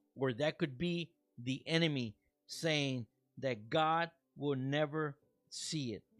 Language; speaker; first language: English; early bilingual, other home language; Spanish